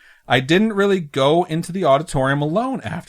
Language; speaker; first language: English; native; English